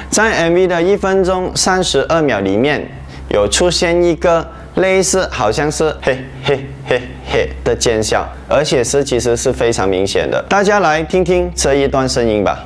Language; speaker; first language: Chinese; non-native, local second language; Hakka Chinese